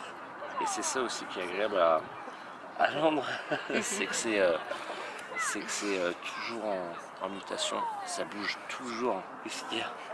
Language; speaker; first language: French; native; French